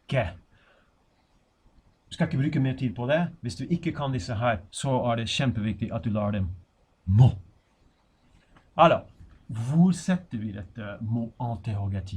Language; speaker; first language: Norwegian; non-native, fluent; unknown